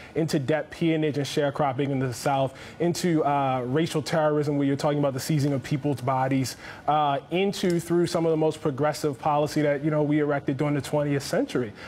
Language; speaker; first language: English; native; English